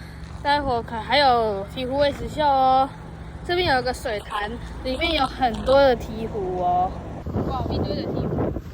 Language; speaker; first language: Chinese; native; Chinese